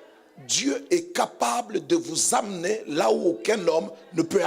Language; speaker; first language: French; non-native, local second language; Lingala